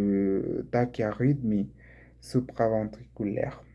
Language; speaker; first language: French; non-native, learner; Spanish